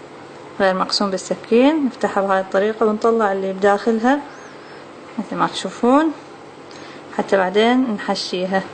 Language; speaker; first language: Arabic; native; Arabic